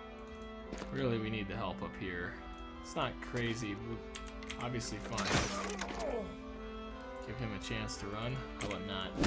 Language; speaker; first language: English; native; English